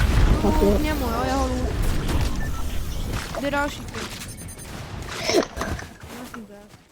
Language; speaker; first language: Czech; native; Czech